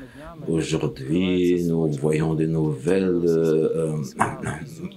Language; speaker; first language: French; non-native, fluent; Ukrainian